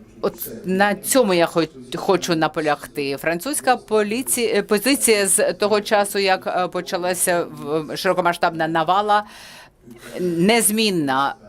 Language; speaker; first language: Ukrainian; non-native, fluent; French